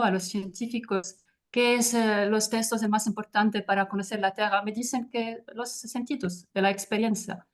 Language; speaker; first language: Spanish; non-native, fluent; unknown